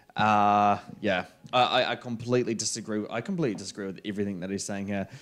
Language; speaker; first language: English; native; English